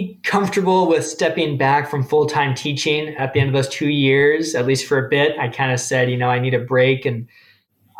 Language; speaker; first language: English; native; English